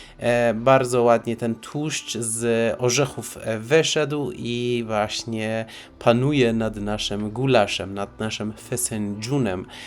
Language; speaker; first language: Polish; non-native, fluent; Persian